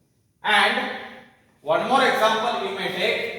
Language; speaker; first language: English; non-native, local second language; Kannada